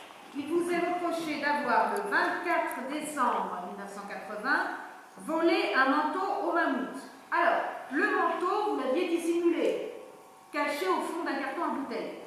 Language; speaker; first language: French; native; French